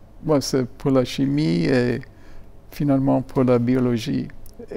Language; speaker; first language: French; non-native, fluent; German